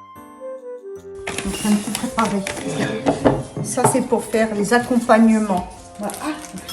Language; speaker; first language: French; native; French